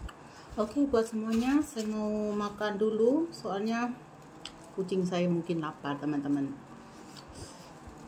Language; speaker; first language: Indonesian; non-native, local second language; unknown